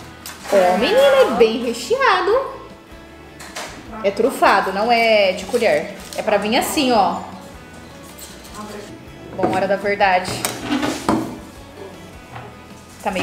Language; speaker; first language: Portuguese; native; Portuguese